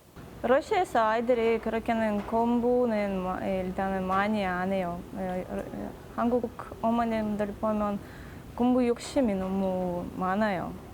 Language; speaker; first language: Korean; non-native, fluent; Russian